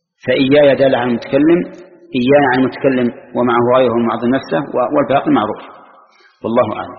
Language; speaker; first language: Arabic; native; Arabic